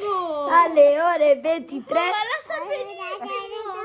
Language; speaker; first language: Italian; native; Italian